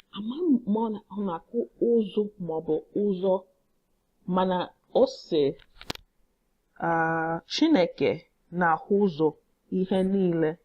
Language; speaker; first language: Igbo; non-native, learner; English